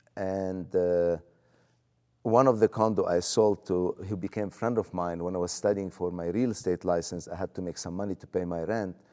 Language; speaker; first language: English; non-native, fluent; Arabic